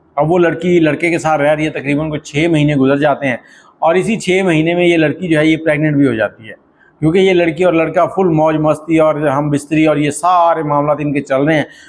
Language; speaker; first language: Urdu; native; Urdu